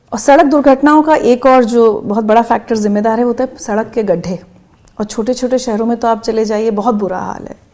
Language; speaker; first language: Hindi; native; Hindi